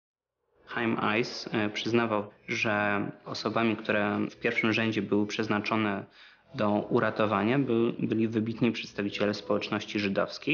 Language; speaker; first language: Polish; native; Polish